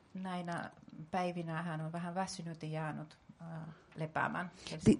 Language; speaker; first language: Finnish; non-native, fluent; Russian